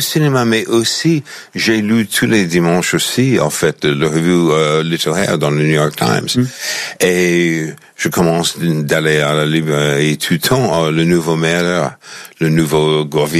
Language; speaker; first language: French; non-native, fluent; English